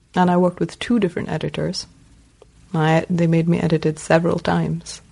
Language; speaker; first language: English; non-native, local second language; Tamil